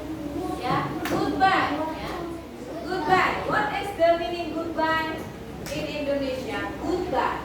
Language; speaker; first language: English; non-native, learner; Indonesian